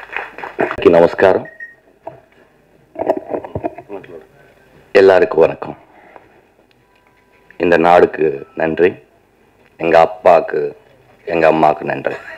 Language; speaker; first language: Tamil; non-native, learner; Telugu